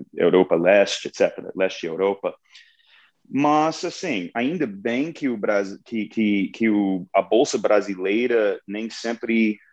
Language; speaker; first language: Portuguese; non-native, fluent; English